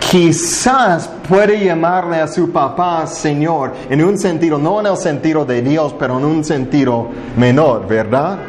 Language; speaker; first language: Spanish; non-native, fluent; English